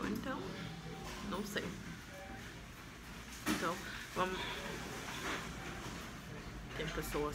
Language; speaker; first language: Portuguese; non-native, learner; English